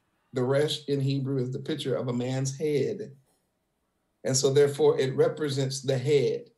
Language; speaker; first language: English; native; English